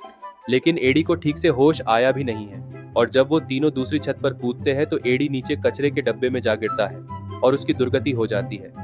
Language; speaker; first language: Hindi; native; Hindi